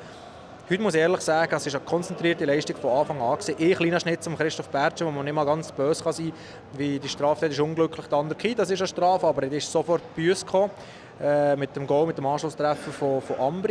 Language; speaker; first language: German; native; German